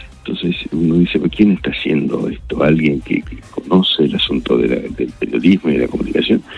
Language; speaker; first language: Spanish; native; Spanish